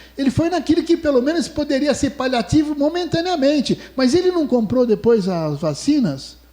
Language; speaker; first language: Portuguese; native; Portuguese